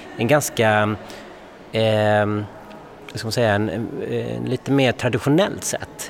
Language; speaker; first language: Swedish; early bilingual, other home language; Bangla